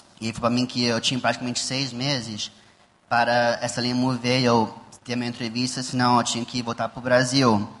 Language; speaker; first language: Portuguese; early bilingual, heritage; Portuguese